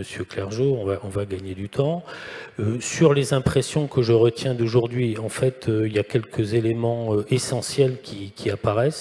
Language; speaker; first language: French; native; French